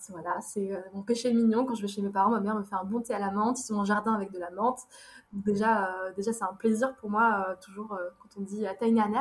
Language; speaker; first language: French; early bilingual, other home language; Arabic